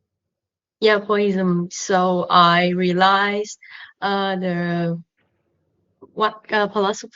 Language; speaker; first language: English; non-native, learner; Vietnamese